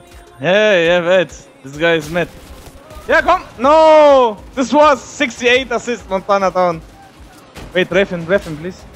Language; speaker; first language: English; non-native, learner; Turkish